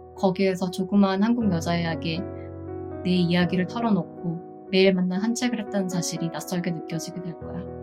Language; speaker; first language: Korean; early bilingual, heritage; Korean